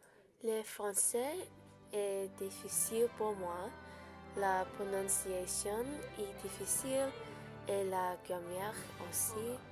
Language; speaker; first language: French; non-native, learner; English